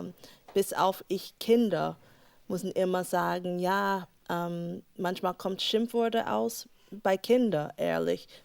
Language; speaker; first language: German; non-native, fluent; English